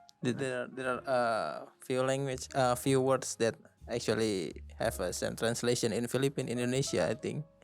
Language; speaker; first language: English; non-native, learner; Indonesian